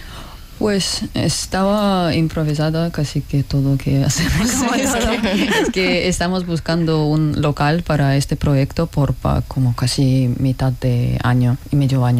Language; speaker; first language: Spanish; non-native, learner; Russian